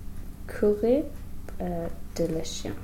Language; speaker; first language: French; non-native, learner; English